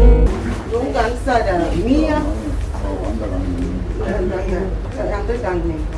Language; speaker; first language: Danish; non-native, fluent; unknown